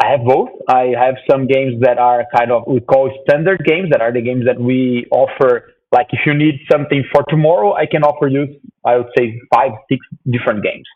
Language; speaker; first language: English; non-native, fluent; Portuguese